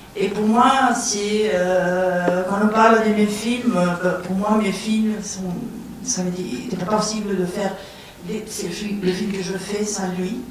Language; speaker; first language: French; non-native, fluent; Spanish